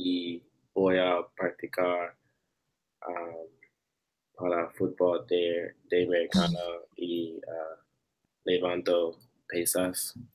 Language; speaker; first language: Spanish; non-native, learner; English